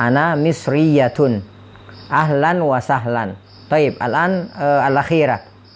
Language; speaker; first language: Arabic; non-native, fluent; Indonesian